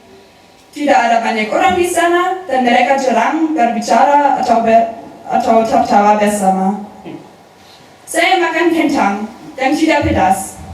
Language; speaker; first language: Indonesian; non-native, learner; German